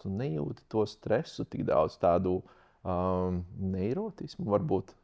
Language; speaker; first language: Latvian; native; Latvian